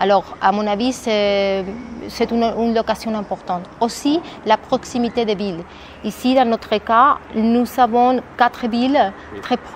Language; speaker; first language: French; non-native, fluent; Spanish